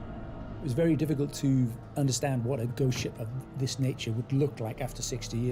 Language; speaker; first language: English; native; English